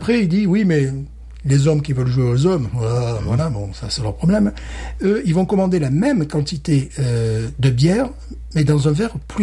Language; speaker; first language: French; native; French